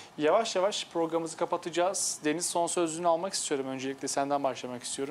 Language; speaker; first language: Turkish; native; Turkish